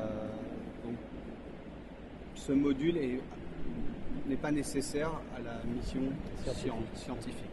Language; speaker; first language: French; native; French